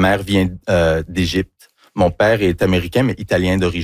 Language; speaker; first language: French; non-native, local second language; English